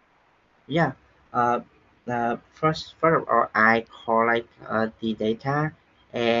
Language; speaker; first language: English; non-native, learner; Vietnamese